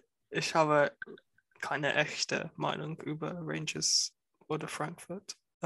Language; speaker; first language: German; non-native, learner; English